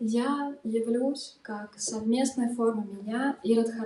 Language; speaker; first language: Russian; native; Russian